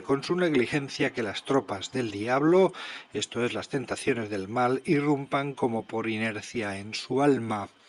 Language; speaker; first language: Spanish; native; Spanish